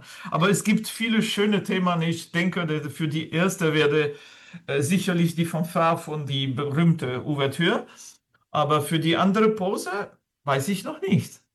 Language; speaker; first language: German; non-native, fluent; French